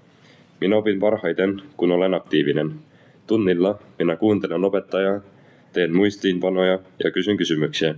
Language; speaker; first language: Finnish; non-native, learner; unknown